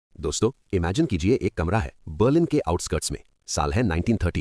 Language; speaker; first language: Hindi; native; Hindi